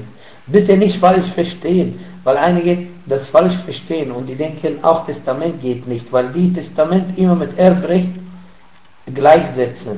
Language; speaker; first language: German; non-native, fluent; Arabic